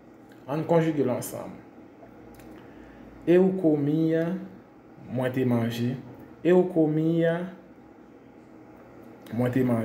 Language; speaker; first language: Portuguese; non-native, fluent; Haitian Creole